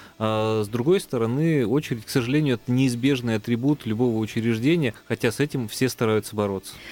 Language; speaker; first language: Russian; native; Russian